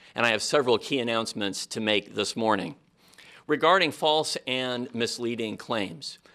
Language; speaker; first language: English; native; English